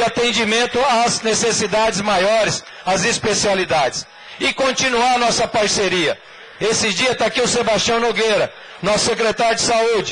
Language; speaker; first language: Portuguese; native; Portuguese